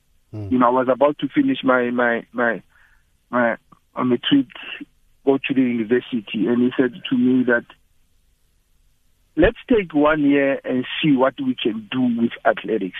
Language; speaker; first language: English; non-native, local second language; Tswana